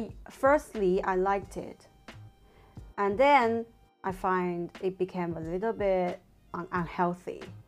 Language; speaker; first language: English; non-native, fluent; Chinese